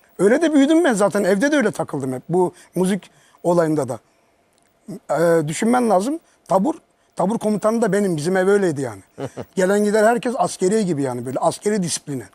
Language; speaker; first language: Turkish; early bilingual, heritage; Turkish